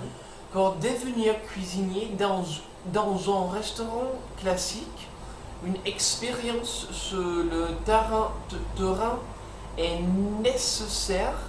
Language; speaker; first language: French; non-native, learner; English